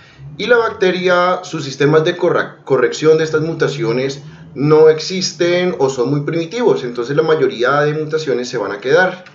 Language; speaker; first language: Spanish; native; Spanish